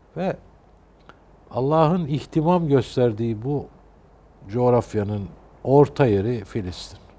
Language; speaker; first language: Turkish; native; Turkish